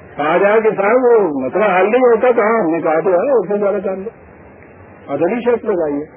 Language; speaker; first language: Urdu; non-native, local second language; Punjabi